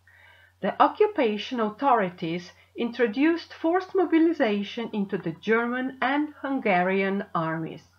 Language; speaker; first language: English; non-native, fluent; Slovenian